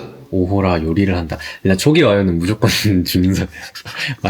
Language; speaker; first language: Korean; native; Korean